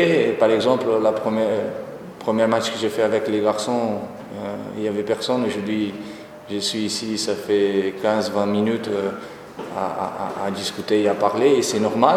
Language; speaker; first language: French; non-native, fluent; Portuguese